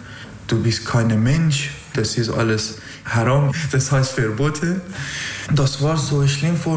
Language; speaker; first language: German; non-native, learner; Persian